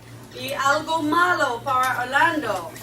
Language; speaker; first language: Spanish; non-native, fluent; English